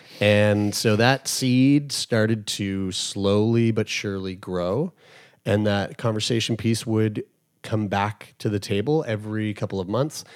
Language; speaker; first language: English; native; English